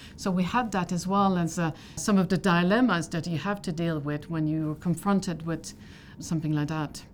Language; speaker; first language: English; native; English